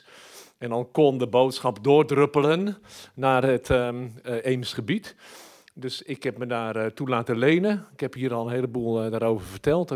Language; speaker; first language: Dutch; native; Dutch